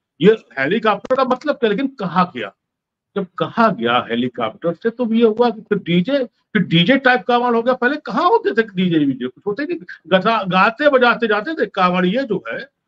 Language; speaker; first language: Hindi; native; Hindi